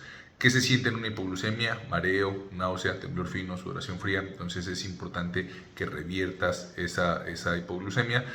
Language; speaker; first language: Spanish; native; Spanish